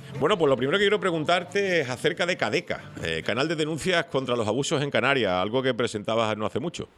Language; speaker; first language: Spanish; native; Spanish